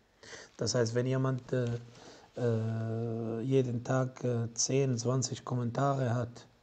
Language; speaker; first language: German; non-native, fluent; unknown